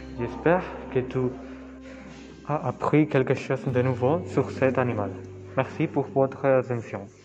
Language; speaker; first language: French; non-native, learner; Spanish